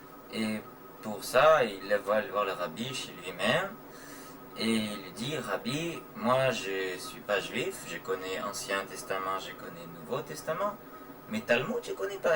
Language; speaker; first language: French; native; French